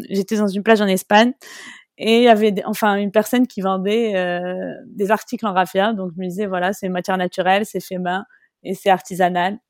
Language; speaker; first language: French; non-native, local second language; Arabic